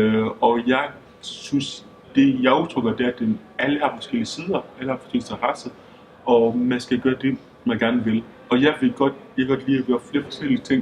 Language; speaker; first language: Danish; early bilingual, other home language; Lingala